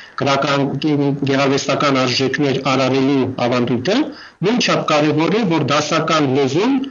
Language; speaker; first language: Armenian; non-native, fluent; Russian